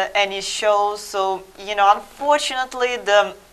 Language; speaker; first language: English; non-native, fluent; Russian